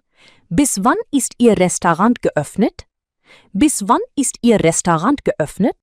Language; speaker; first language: German; non-native, fluent; Tamil